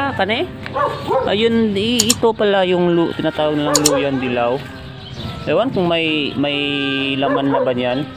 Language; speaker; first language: Filipino; non-native, local second language; Cebuano